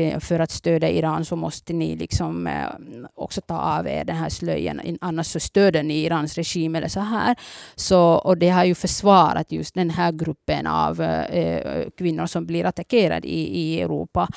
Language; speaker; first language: Swedish; early bilingual, other home language; Somali